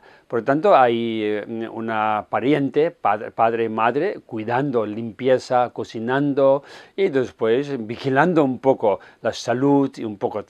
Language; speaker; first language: Spanish; non-native, fluent; Tibetan